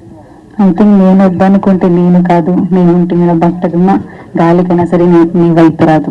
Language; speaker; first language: Telugu; non-native, learner; Malayalam